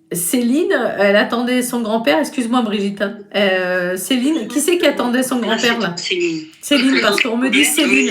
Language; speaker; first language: French; native; French